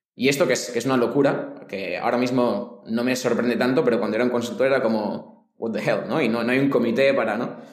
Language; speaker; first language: Spanish; native; Spanish